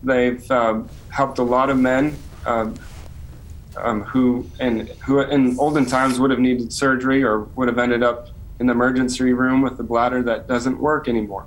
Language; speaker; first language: English; native; English